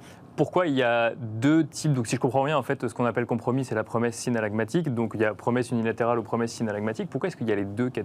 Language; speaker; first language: French; native; French